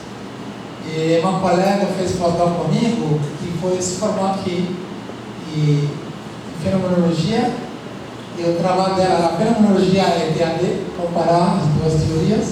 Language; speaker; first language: Portuguese; non-native, fluent; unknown